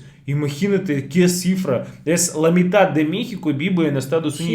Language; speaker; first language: Spanish; non-native, fluent; Russian